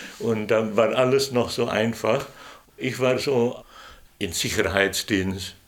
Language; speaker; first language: German; non-native, fluent; Indonesian